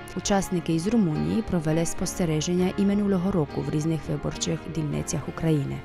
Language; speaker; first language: Ukrainian; native; Ukrainian